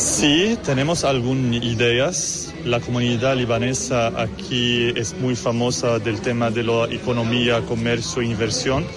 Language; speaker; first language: Spanish; non-native, fluent; Arabic